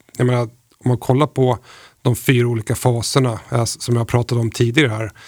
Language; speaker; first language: Swedish; native; Swedish